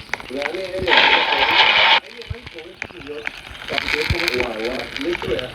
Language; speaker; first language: Hebrew; native; Hebrew